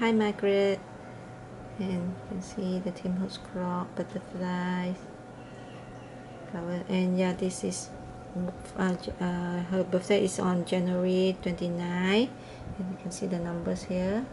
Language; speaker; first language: English; non-native, learner; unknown